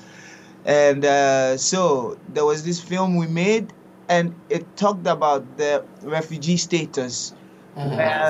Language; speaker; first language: English; non-native, local second language; Akan